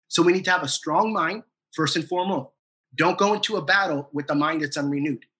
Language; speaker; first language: English; native; English